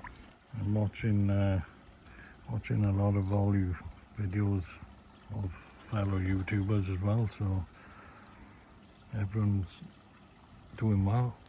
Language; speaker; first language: English; native; English